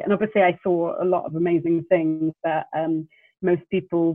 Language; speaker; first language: English; native; English